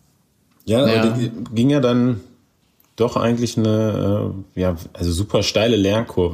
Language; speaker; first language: German; native; German